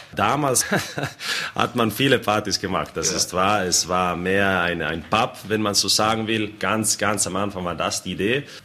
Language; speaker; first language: German; non-native, local second language; Ladin